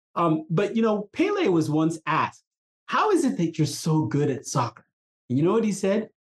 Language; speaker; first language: English; non-native, local second language; Igbo